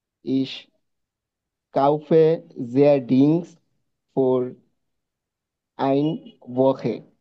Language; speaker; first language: German; non-native, learner; Bangla